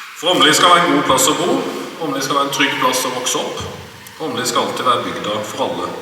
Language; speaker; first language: Norwegian; native; Norwegian